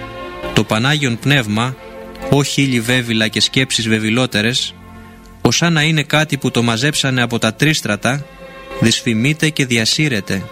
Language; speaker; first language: Greek; native; Greek